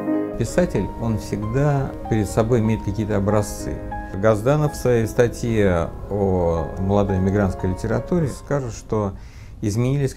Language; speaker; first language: Russian; native; Russian